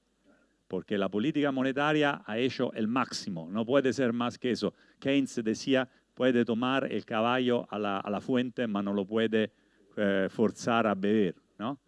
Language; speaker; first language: Spanish; non-native, learner; Italian